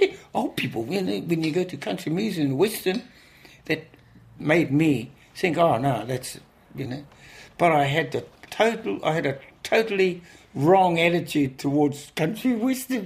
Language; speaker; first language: English; native; English